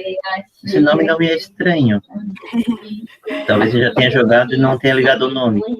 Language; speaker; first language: Portuguese; native; Portuguese